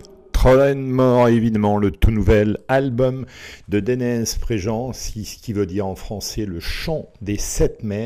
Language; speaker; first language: French; native; French